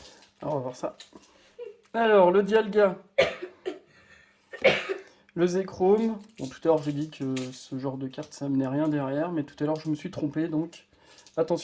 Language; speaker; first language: French; native; French